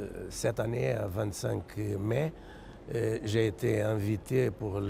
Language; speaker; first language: French; non-native, fluent; Portuguese